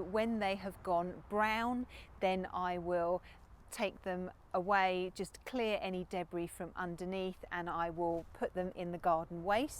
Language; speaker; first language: English; native; English